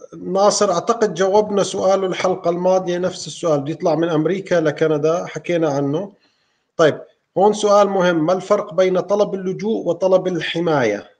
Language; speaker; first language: Arabic; native; Arabic